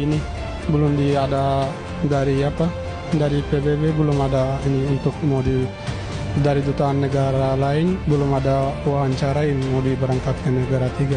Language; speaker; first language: Indonesian; non-native, fluent; Rohingya